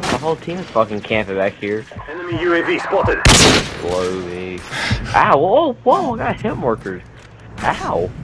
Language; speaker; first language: English; native; English